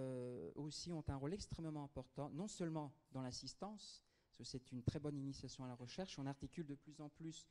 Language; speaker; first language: French; native; French